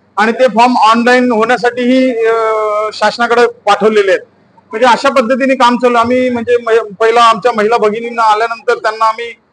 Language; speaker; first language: Marathi; native; Marathi